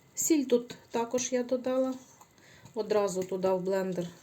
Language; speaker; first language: Ukrainian; native; Ukrainian